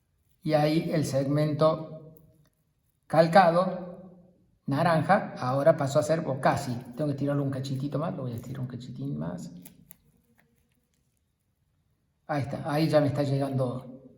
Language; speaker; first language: Spanish; native; Spanish